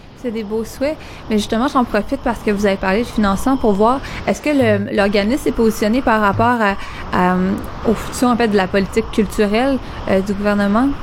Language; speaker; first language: French; early bilingual, other home language; Arabic